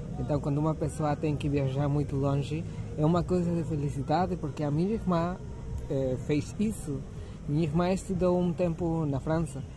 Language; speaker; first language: Portuguese; non-native, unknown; Spanish